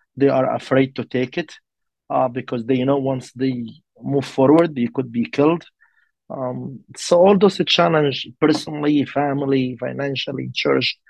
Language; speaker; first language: English; non-native, learner; Arabic